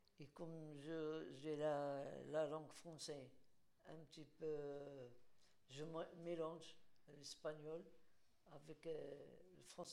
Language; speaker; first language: French; non-native, learner; Spanish